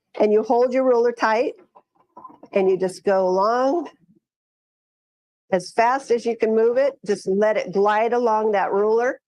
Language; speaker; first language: English; native; English